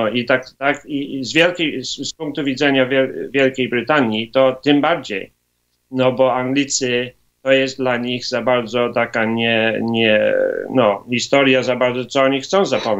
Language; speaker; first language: Polish; early bilingual, heritage; Polish